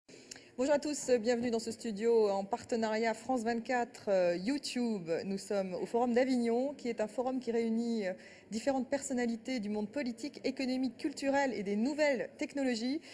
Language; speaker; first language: French; native; French